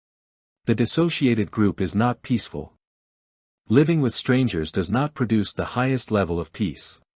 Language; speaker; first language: English; native; English